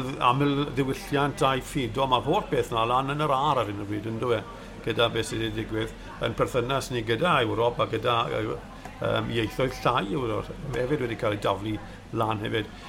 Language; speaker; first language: Welsh; native; Welsh